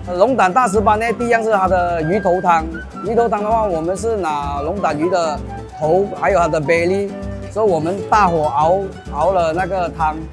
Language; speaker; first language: Chinese; native; Chinese